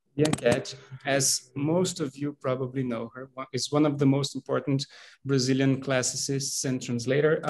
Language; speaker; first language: English; non-native, fluent; Portuguese